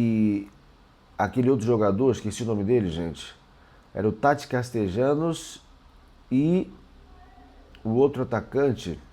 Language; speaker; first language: Portuguese; native; Portuguese